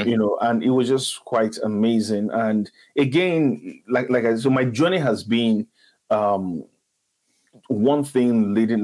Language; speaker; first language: English; non-native, local second language; Igbo